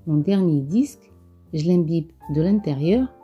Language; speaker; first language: French; non-native, local second language; Arabic